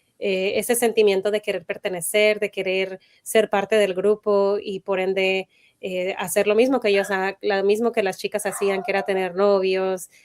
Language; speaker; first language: Spanish; native; Spanish